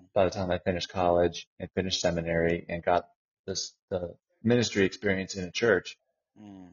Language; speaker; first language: English; native; English